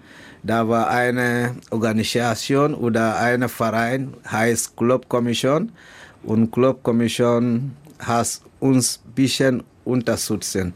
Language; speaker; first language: German; non-native, learner; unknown